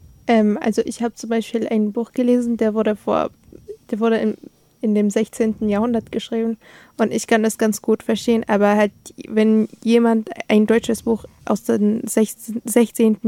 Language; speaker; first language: German; native; German